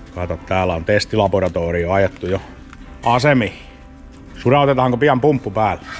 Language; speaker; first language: Finnish; native; Finnish